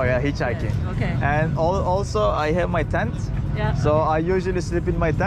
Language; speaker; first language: English; non-native, learner; Turkish